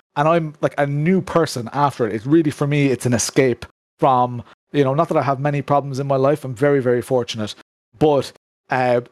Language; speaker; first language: English; native; English